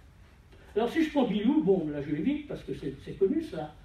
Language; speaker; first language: French; native; French